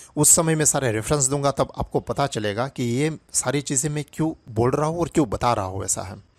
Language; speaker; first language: Hindi; non-native, local second language; Gujarati